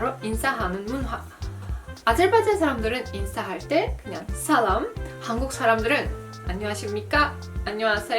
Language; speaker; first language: Korean; non-native, fluent; Azerbaijani